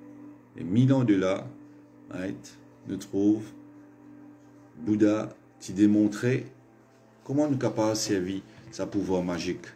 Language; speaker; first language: French; non-native, local second language; Morisyen